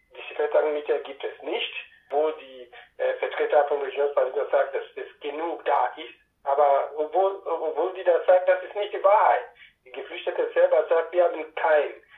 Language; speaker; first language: German; non-native, learner; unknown